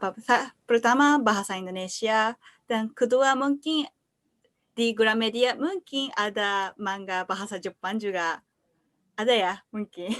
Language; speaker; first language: Indonesian; non-native, learner; Japanese